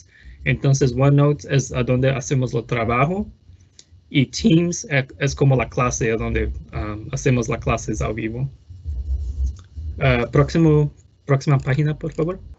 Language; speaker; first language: Spanish; non-native, fluent; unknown